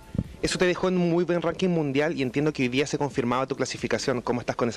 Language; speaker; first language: Spanish; native; Spanish